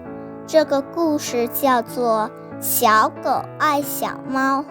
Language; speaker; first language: Chinese; non-native, learner; Vietnamese